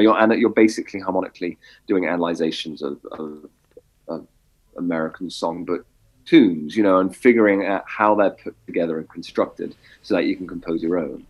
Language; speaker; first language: English; native; English